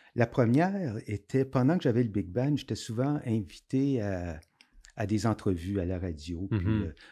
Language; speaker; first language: French; native; French